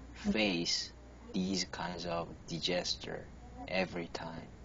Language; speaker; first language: English; non-native, learner; Korean